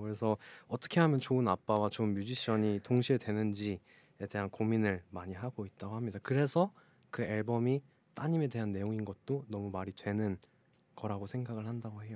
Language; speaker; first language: Korean; native; Korean